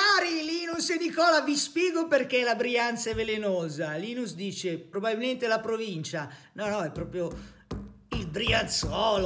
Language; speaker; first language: Italian; native; Italian